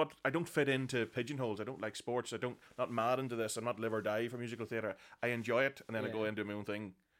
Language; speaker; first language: English; native; English